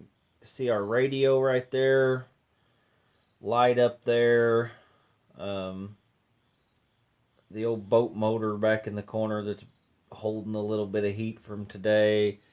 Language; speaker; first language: English; native; English